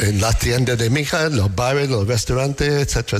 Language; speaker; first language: Spanish; non-native, learner; English